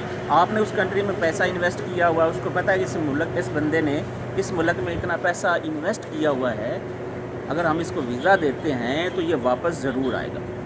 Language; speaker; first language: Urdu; non-native, local second language; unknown